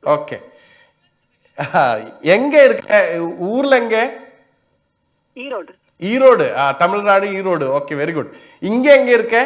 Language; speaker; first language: Tamil; non-native, learner; Malayalam